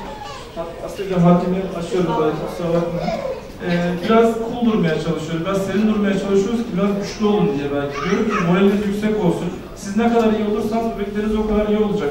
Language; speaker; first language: Turkish; native; Turkish